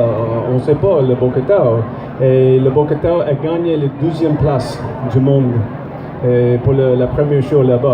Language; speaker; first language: French; non-native, learner; English